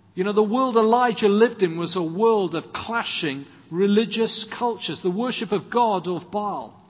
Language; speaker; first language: English; native; English